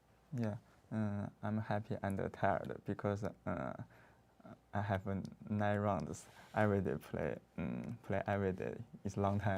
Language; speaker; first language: English; non-native, learner; Chinese